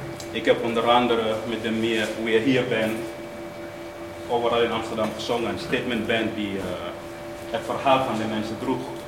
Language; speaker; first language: Dutch; non-native, fluent; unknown